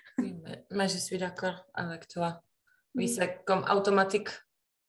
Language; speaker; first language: French; non-native, learner; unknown